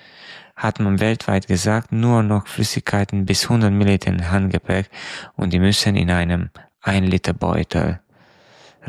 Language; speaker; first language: German; non-native, fluent; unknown